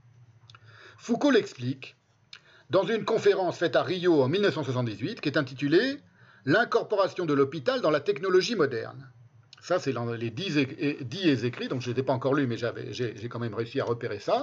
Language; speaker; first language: French; native; French